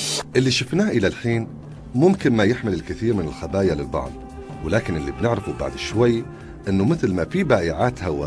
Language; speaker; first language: Arabic; native; Arabic